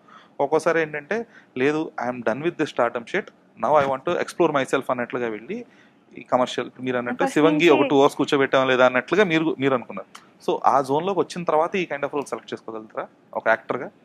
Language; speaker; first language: Telugu; native; Telugu